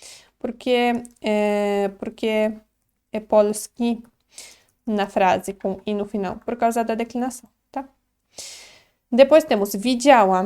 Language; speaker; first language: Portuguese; non-native, fluent; Polish